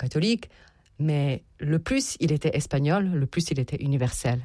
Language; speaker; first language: French; non-native, fluent; Serbian